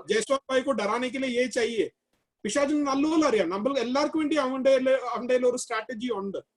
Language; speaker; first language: Malayalam; early bilingual, heritage; Malayalam